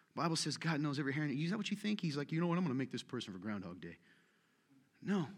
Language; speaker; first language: English; native; English